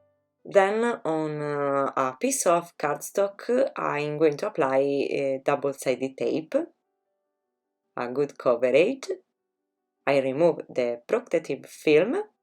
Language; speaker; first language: English; non-native, fluent; Italian